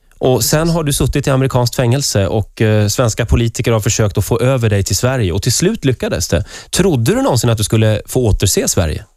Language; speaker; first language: Swedish; native; Swedish